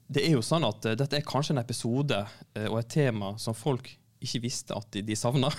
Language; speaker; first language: Norwegian; native; Norwegian